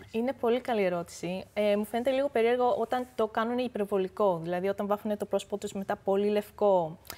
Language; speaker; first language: Greek; early bilingual, other home language; Korean